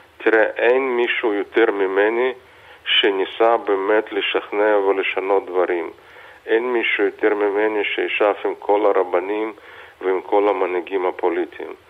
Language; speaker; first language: Hebrew; non-native, fluent; Russian